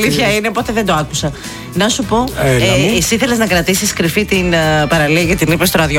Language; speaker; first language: Greek; native; Greek